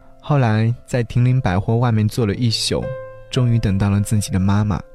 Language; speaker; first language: Chinese; native; Chinese